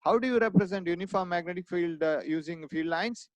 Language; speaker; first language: English; non-native, local second language; Kannada